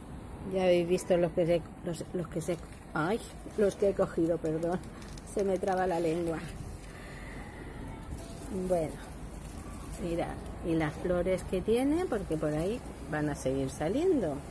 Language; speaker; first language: Spanish; native; Spanish